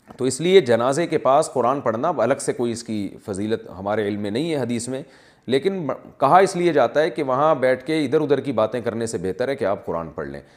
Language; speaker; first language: Urdu; native; Urdu